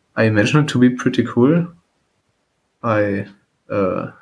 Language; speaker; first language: English; non-native, fluent; German